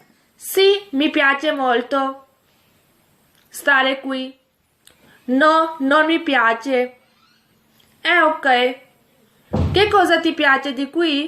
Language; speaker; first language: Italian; non-native, fluent; Urdu